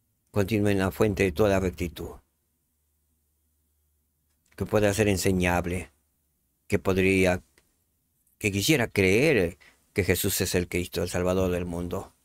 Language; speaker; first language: Spanish; native; Spanish